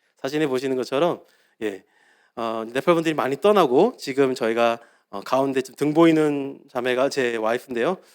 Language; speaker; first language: Korean; native; Korean